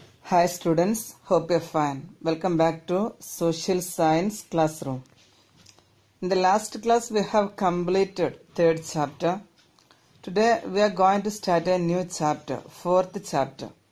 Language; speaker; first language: English; non-native, local second language; Malayalam